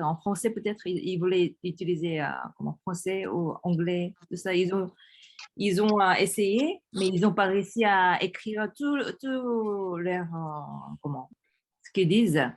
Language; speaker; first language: French; early bilingual, other home language; Korean